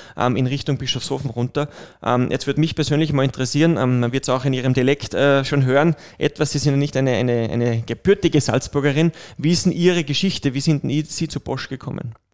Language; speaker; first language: German; native; German